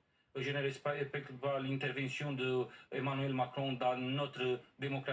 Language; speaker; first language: French; non-native, learner; Romanian